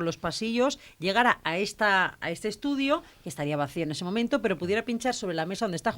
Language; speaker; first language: Spanish; native; Spanish